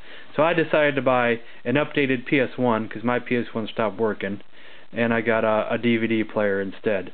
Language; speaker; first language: English; native; English